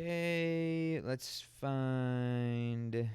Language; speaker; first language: English; native; English